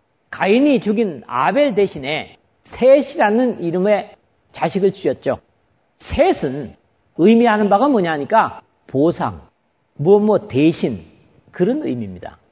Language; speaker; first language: Korean; native; Korean